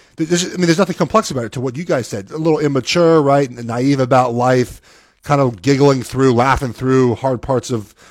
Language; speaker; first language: English; native; English